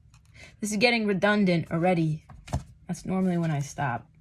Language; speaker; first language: English; native; English